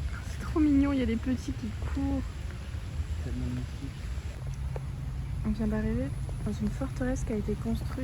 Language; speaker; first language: French; native; French